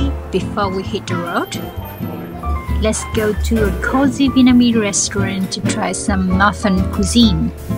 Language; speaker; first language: English; non-native, fluent; Vietnamese